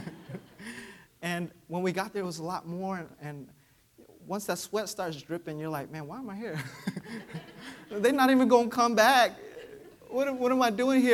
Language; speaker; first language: English; early bilingual, other home language; Vietnamese